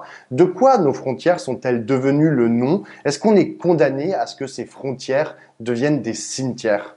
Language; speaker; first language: French; native; French